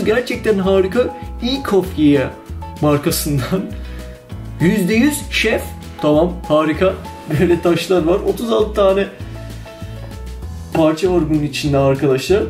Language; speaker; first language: Turkish; non-native, fluent; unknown